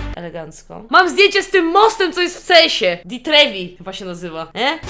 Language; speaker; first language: Polish; native; Polish